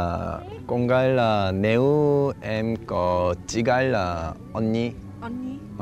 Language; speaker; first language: Vietnamese; non-native, learner; Korean